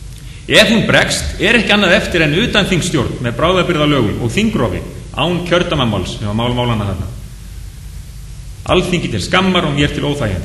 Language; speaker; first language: Icelandic; native; Icelandic